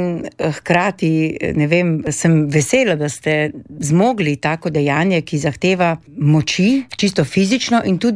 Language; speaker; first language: Slovenian; native; Slovenian